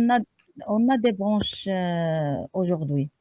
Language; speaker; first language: French; non-native, learner; Arabic